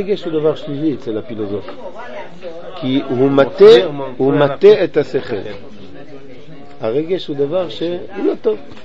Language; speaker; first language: Hebrew; non-native, fluent; French